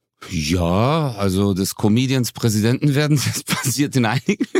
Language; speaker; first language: German; native; German